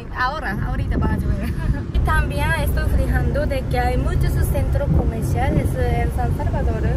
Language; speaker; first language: Spanish; non-native, learner; Japanese